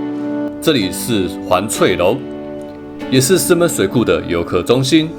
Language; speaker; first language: Chinese; native; Chinese